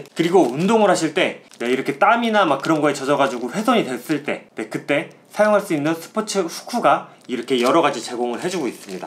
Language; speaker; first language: Korean; native; Korean